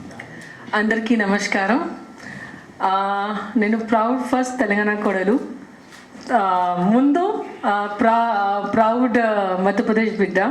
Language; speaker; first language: Telugu; non-native, local second language; Hindi